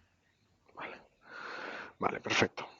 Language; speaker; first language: Spanish; native; Spanish